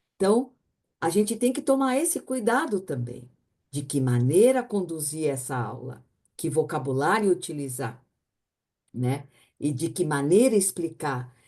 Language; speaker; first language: Portuguese; native; Portuguese